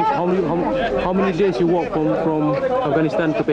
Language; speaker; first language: English; non-native, local second language; Malay